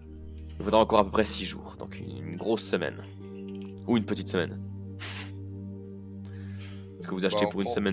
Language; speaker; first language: French; native; French